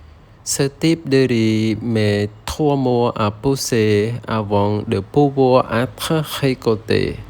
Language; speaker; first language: French; non-native, learner; Khmer